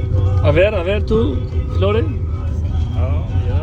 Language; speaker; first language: Spanish; non-native, learner; Albanian